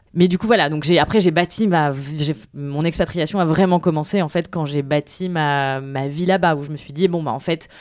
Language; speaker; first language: French; native; French